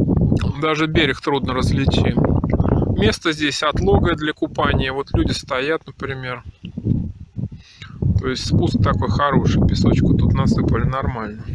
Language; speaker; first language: Russian; native; Russian